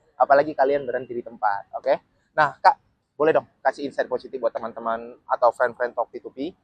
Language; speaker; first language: Indonesian; native; Indonesian